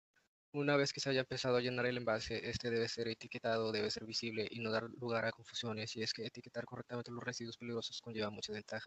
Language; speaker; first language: Spanish; native; Spanish